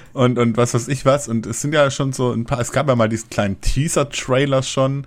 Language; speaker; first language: German; native; German